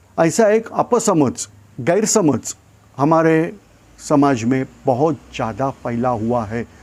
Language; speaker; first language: Hindi; non-native, local second language; Marathi